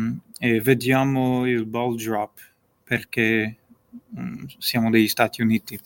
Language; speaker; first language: Italian; non-native, learner; English